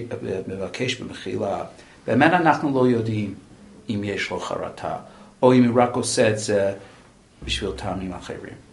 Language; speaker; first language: Hebrew; non-native, fluent; English